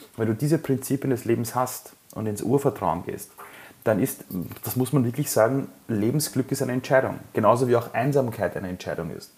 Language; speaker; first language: German; early bilingual, other home language; Persian